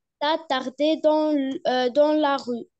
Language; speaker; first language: French; non-native, learner; Arabic